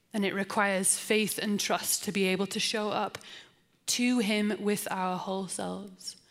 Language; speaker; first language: English; native; English